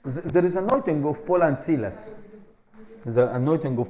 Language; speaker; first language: English; non-native, fluent; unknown